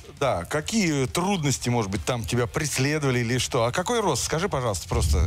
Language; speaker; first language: Russian; native; Russian